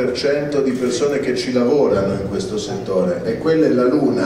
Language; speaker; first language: Italian; native; Italian